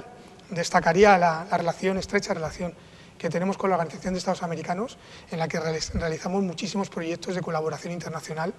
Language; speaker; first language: Spanish; native; Spanish